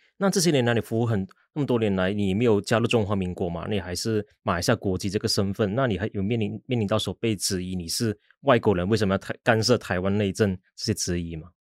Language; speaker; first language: Chinese; native; Chinese